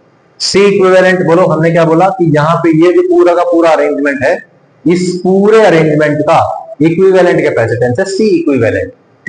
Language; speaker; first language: Hindi; native; Hindi